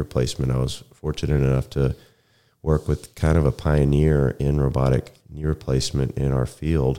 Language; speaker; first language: English; native; English